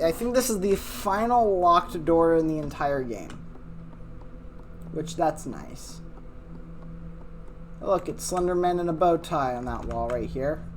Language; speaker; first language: English; native; English